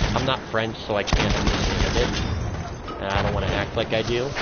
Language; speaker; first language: English; native; English